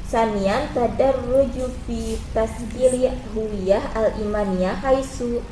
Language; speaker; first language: Arabic; non-native, learner; Indonesian